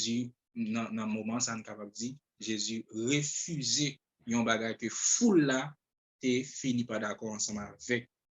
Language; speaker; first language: French; non-native, local second language; Haitian Creole